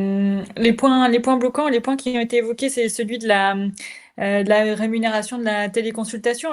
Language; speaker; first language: French; native; French